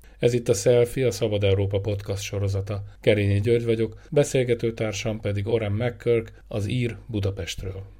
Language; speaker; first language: Hungarian; native; Hungarian